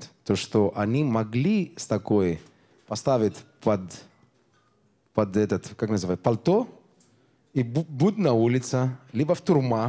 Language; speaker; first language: Russian; non-native, learner; Greek